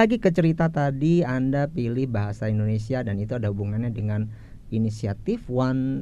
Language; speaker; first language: Indonesian; native; Indonesian